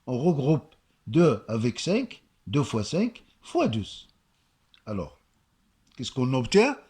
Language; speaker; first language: French; non-native, local second language; Arabic